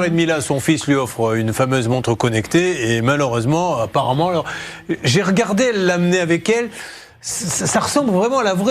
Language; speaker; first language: French; native; French